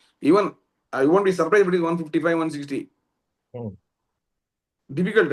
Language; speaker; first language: English; non-native, local second language; Tamil